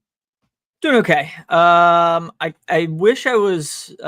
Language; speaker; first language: English; native; English